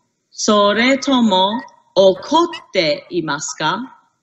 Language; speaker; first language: Japanese; non-native, fluent; English